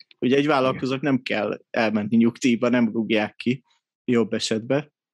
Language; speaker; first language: Hungarian; native; Hungarian